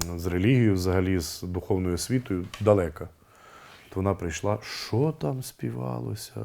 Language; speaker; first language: Ukrainian; native; Ukrainian